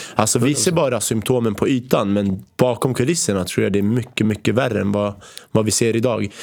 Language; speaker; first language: Swedish; early bilingual, other home language; Arabic